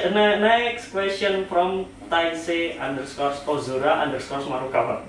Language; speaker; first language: English; non-native, learner; Indonesian